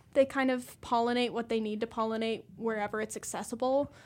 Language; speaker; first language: English; native; English